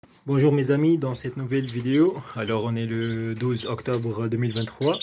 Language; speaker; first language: French; non-native, local second language; Arabic